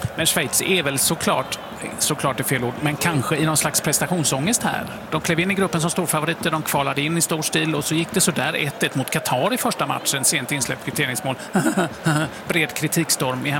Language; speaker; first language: Swedish; native; Swedish